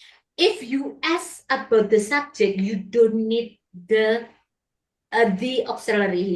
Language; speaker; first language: English; non-native, fluent; Indonesian